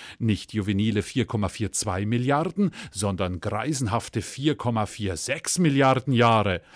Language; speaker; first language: German; native; German